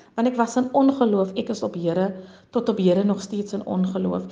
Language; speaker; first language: Afrikaans; native; Afrikaans